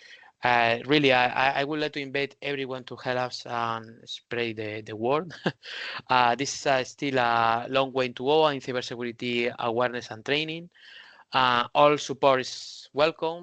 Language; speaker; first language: English; non-native, learner; Spanish